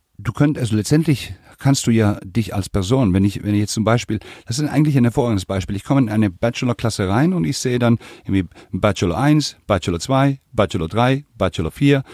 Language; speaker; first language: German; non-native, fluent; Spanish